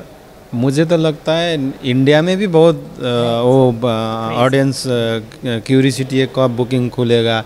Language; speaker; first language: Hindi; non-native, learner; Nepali